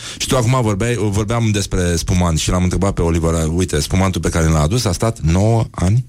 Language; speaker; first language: Romanian; native; Romanian